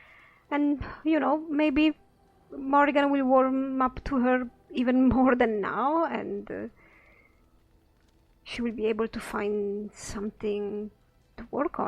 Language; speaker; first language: English; non-native, fluent; Italian